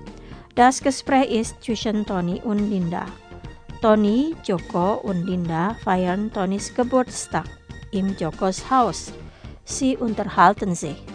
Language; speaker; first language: German; non-native, fluent; Indonesian